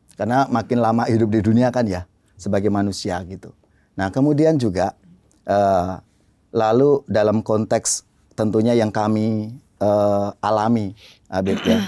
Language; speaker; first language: Indonesian; native; Indonesian